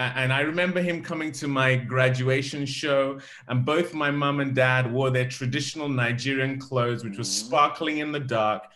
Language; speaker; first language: English; native; English